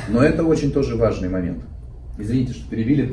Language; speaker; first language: Russian; native; Russian